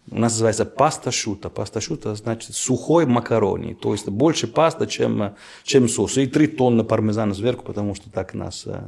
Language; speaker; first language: Russian; non-native, fluent; Italian